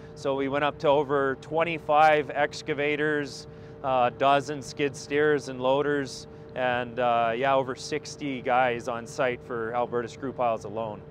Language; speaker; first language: English; native; English